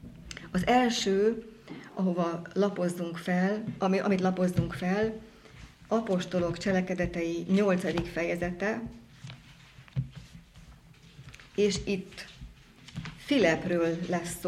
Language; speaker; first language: Hungarian; native; Hungarian